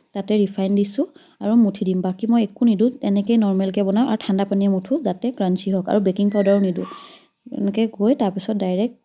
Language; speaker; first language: Assamese; native; Assamese